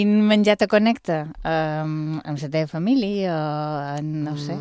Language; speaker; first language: Catalan; native; Catalan